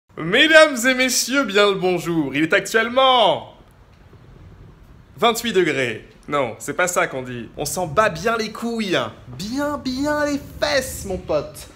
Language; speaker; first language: French; native; French